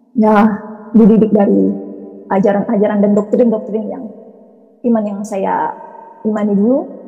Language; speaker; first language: Indonesian; native; Indonesian